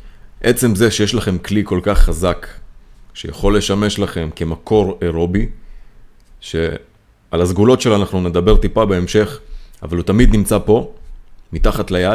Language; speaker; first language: Hebrew; native; Hebrew